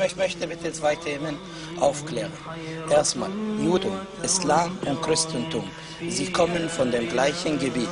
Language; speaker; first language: German; non-native, fluent; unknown